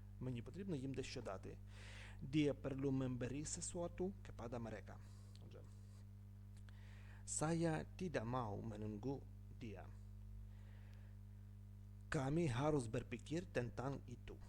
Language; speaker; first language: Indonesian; non-native, learner; Ukrainian